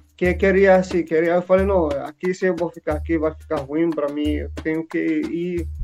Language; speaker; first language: Portuguese; non-native, learner; Arabic